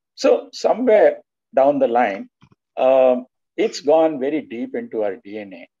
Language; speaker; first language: English; non-native, local second language; Telugu